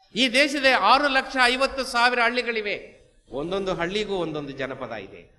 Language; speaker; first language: Kannada; non-native, local second language; Telugu